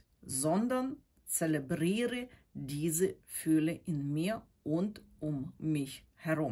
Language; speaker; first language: German; non-native, fluent; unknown